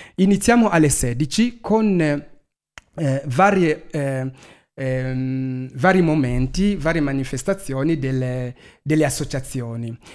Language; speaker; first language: Italian; non-native, fluent; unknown